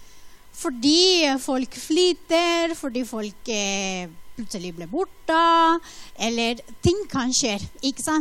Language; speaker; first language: Norwegian; non-native, fluent; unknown